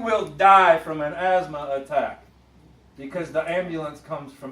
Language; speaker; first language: English; native; English